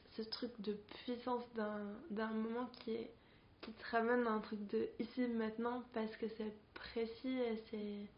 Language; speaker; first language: French; non-native, fluent; Spanish